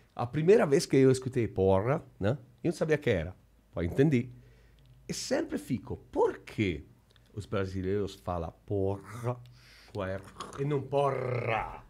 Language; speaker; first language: Portuguese; non-native, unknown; Italian